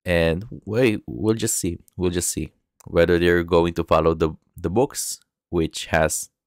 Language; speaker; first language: English; non-native, local second language; Filipino